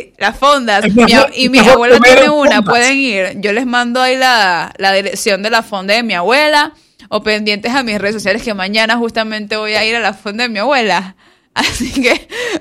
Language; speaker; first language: Spanish; native; Spanish